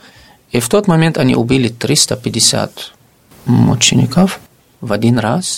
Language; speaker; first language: Russian; non-native, fluent; Arabic